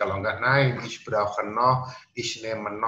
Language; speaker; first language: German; non-native, fluent; Indonesian